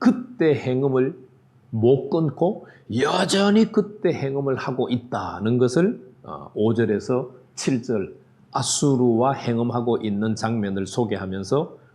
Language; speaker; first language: Korean; native; Korean